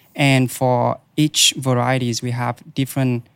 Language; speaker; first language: English; non-native, fluent; Vietnamese